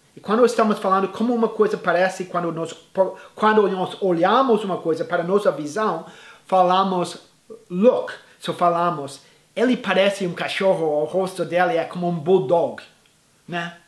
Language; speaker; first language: Portuguese; non-native, fluent; English